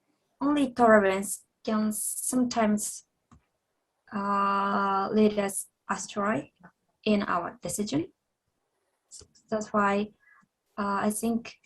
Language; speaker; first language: English; non-native, fluent; Japanese